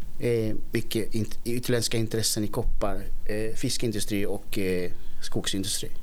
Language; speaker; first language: Swedish; early bilingual, other home language; Spanish